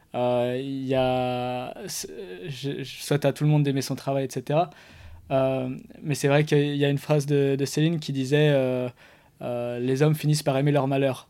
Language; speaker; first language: French; native; French